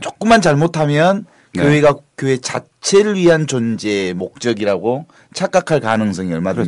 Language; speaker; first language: Korean; native; Korean